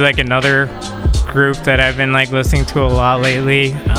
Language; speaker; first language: English; native; English